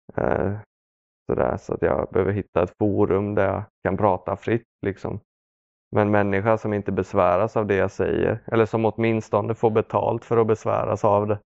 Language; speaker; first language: Swedish; early bilingual, other home language; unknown